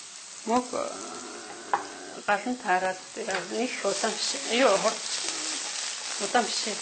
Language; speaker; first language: Mongolian; native; Mongolian